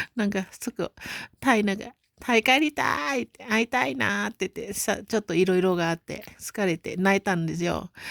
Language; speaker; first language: Japanese; non-native, learner; Thai